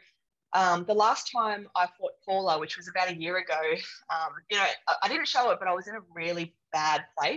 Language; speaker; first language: English; native; English